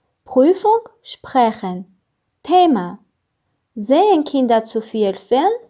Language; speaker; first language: German; non-native, learner; Armenian